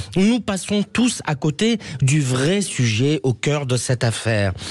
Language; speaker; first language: French; native; French